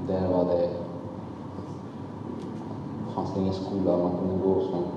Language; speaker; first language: Swedish; non-native, learner; Arabic